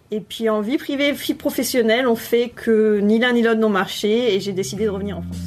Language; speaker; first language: French; native; French